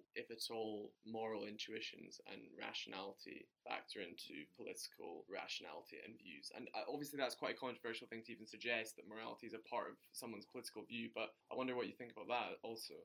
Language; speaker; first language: English; non-native, fluent; German